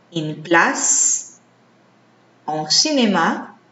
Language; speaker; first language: French; non-native, fluent; Portuguese